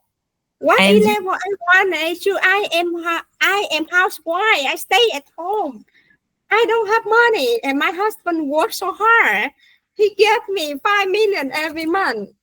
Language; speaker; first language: English; non-native, fluent; Vietnamese